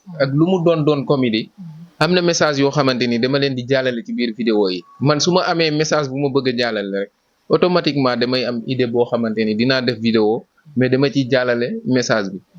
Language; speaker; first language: Wolof; native; Wolof